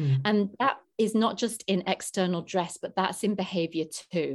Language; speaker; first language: English; native; English